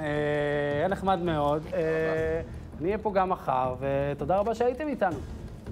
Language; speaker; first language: Hebrew; native; Hebrew